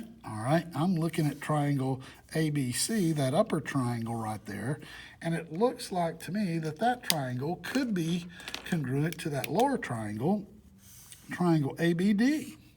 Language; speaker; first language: English; native; English